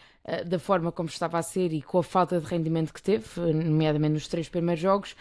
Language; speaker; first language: Portuguese; native; Portuguese